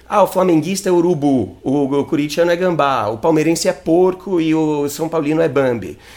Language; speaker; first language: Portuguese; non-native, fluent; English